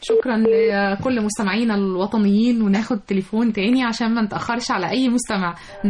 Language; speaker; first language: Arabic; native; Arabic